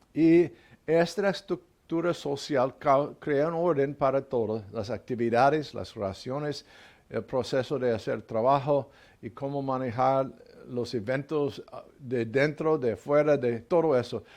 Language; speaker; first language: Spanish; non-native, fluent; English